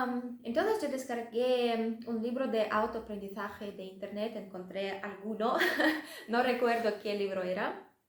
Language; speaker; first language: Spanish; non-native, fluent; Russian